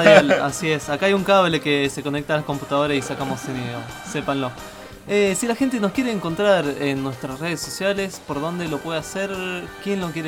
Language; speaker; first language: Spanish; native; Spanish